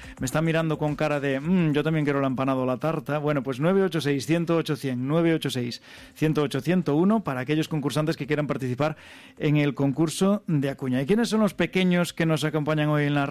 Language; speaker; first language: Spanish; native; Spanish